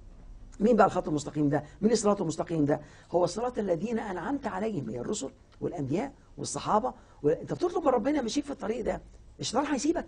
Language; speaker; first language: Arabic; native; Arabic